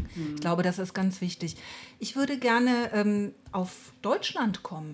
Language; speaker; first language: German; native; German